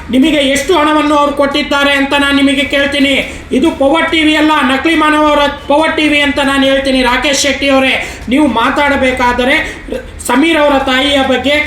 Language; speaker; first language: Kannada; non-native, local second language; Lambadi